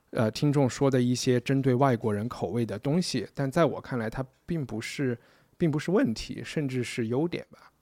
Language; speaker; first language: Chinese; native; Chinese